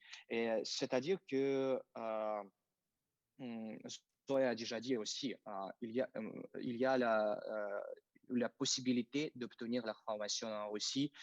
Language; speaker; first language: French; non-native, fluent; Russian